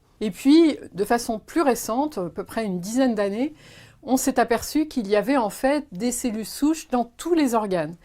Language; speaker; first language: French; native; French